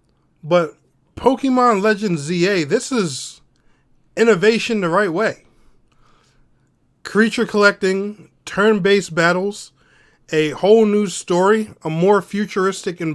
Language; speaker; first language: English; native; English